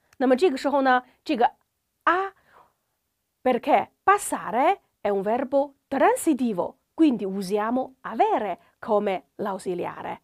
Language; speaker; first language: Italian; non-native, fluent; Chinese